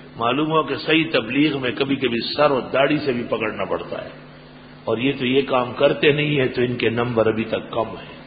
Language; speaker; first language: Urdu; non-native, local second language; Pashto